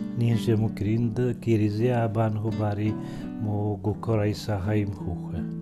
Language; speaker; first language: Kinyarwanda; non-native, fluent; Polish